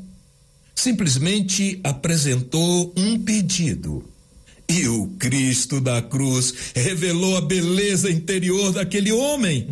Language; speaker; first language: Portuguese; native; Portuguese